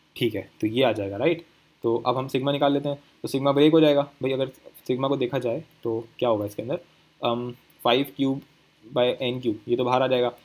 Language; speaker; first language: Hindi; native; Hindi